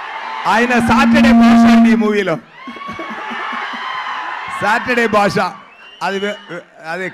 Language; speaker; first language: Telugu; non-native, learner; Tamil